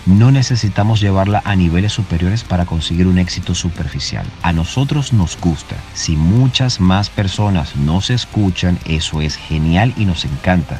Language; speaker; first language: Spanish; native; Spanish